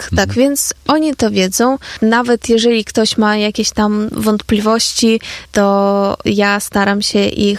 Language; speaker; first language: Polish; non-native, fluent; Ukrainian